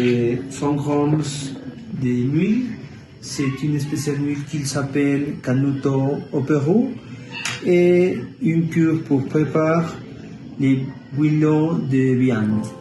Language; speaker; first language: French; non-native, learner; Spanish